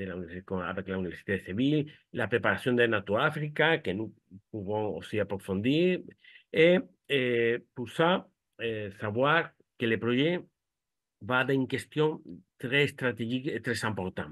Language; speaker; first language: French; non-native, fluent; Spanish